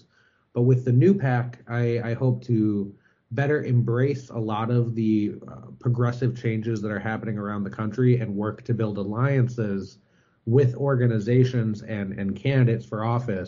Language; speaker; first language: English; native; English